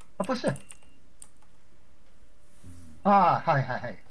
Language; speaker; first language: Japanese; non-native, fluent; Chinese